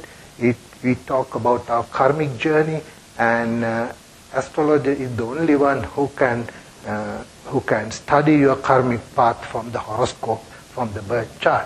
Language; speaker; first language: English; non-native, local second language; Sinhala